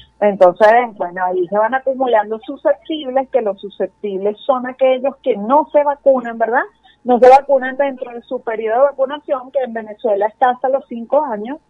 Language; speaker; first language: Spanish; native; Spanish